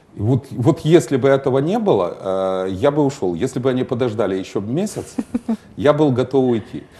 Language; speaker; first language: Russian; non-native, local second language; Ukrainian